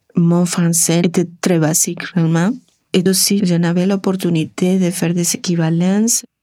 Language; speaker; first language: French; non-native, learner; Spanish